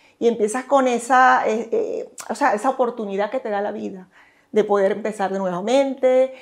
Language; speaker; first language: Spanish; native; Spanish